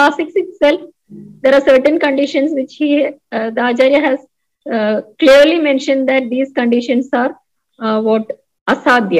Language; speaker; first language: English; non-native, local second language; Malayalam